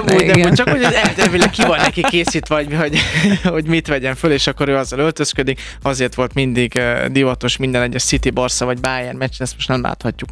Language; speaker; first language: Hungarian; native; Hungarian